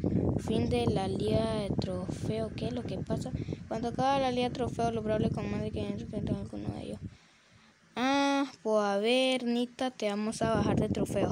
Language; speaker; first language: Spanish; native; Spanish